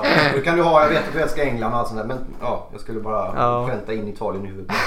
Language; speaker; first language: Swedish; native; Swedish